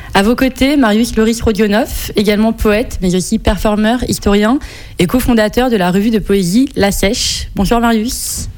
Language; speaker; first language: French; native; French